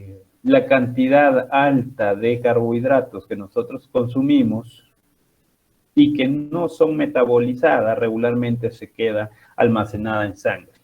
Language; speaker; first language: Spanish; native; Spanish